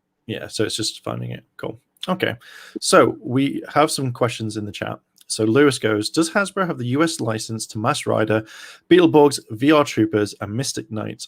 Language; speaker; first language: English; native; English